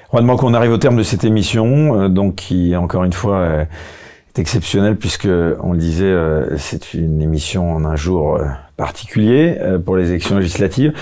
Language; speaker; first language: French; native; French